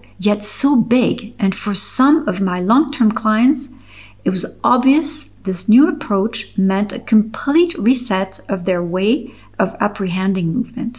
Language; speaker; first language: English; non-native, fluent; French